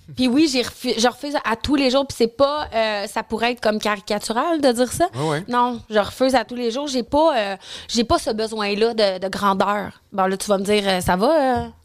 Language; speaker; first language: French; native; French